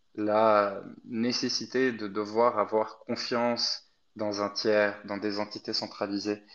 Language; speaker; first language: French; non-native, fluent; Arabic